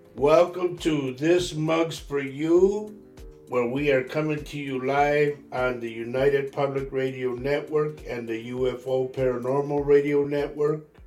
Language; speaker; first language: English; native; English